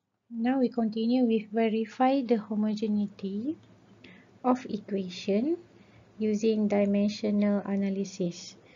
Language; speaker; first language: English; non-native, local second language; Malay